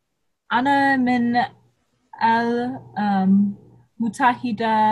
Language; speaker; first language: Arabic; non-native, learner; English